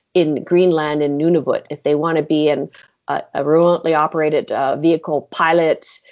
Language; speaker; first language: English; native; English